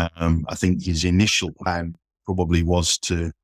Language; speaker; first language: English; native; English